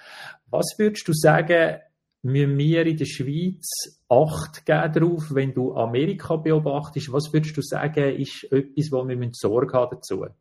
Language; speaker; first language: German; native; German